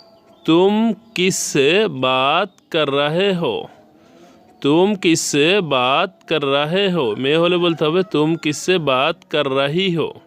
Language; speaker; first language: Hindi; non-native, learner; Bangla